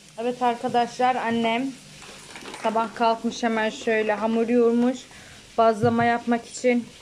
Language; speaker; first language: Turkish; early bilingual, heritage; Turkish